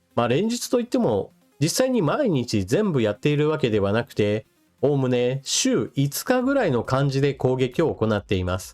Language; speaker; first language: Japanese; native; Japanese